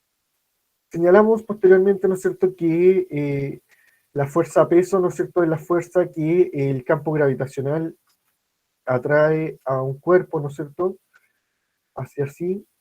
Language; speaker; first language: Spanish; native; Spanish